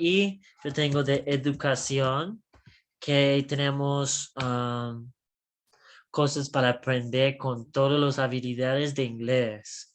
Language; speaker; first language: Spanish; non-native, learner; English